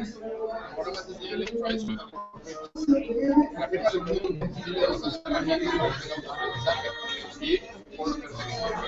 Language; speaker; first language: Spanish; native; Spanish